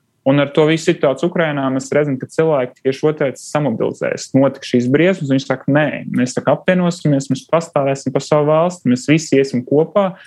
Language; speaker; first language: Latvian; non-native, local second language; Russian